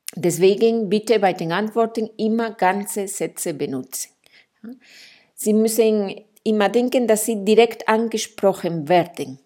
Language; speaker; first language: German; non-native, fluent; Spanish